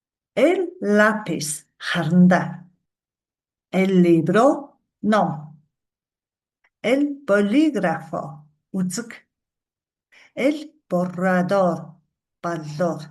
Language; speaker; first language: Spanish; non-native, fluent; Mongolian